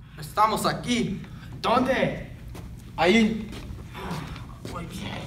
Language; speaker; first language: Spanish; non-native, learner; English